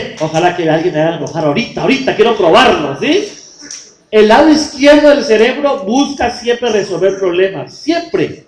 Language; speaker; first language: Spanish; native; Spanish